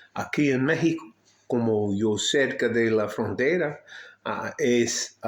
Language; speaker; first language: Spanish; non-native, learner; English